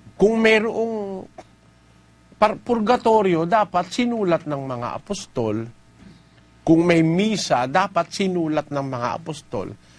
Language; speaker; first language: Filipino; native; Filipino